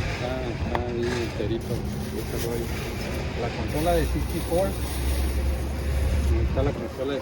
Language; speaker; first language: Spanish; native; Spanish